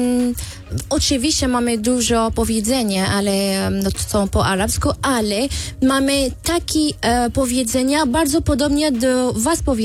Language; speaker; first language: Polish; non-native, learner; Arabic